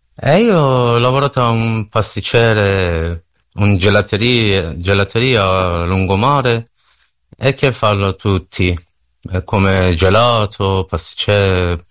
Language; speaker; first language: Italian; non-native, learner; Persian